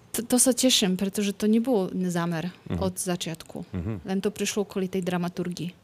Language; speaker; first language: Slovak; non-native, learner; Polish